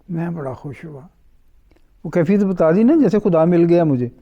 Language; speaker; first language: Urdu; non-native, local second language; Punjabi